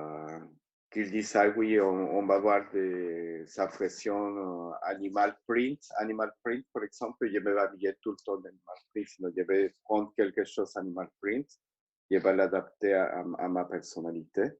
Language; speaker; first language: French; non-native, fluent; Spanish